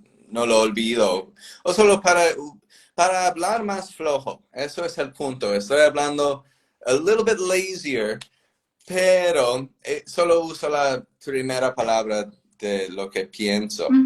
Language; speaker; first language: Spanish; non-native, fluent; English